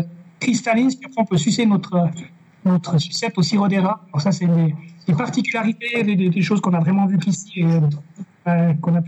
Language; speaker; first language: French; native; French